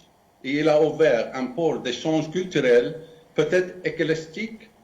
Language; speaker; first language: French; non-native, fluent; Arabic